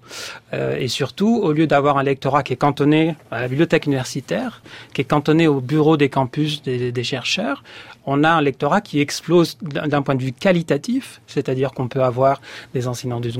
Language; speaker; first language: French; native; French